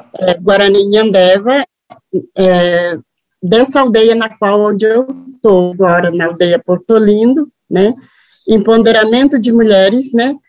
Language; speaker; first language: Portuguese; non-native, local second language; Guarani